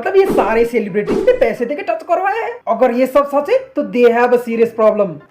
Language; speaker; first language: Hindi; native; Hindi